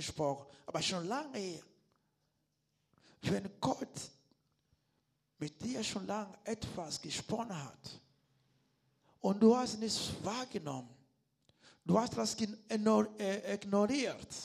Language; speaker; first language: German; non-native, learner; Lingala